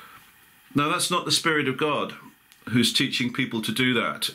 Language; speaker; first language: English; native; English